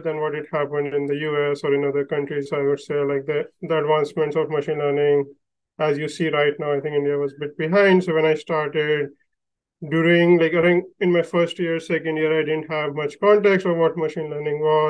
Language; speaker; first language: English; non-native, local second language; Hindi